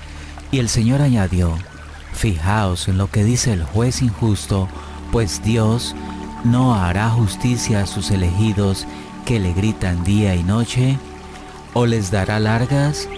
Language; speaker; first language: Spanish; native; Spanish